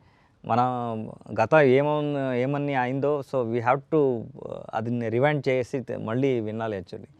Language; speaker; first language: Telugu; non-native, learner; Kannada